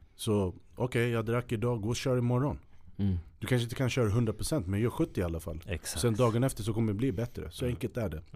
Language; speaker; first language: Swedish; native; Swedish